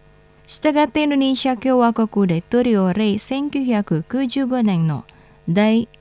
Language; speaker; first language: Japanese; non-native, fluent; Indonesian